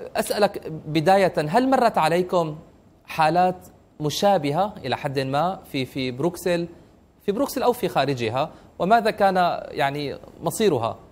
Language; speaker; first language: Arabic; native; Arabic